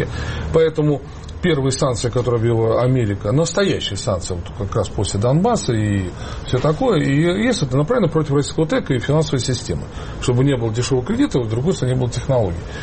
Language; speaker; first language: Russian; native; Russian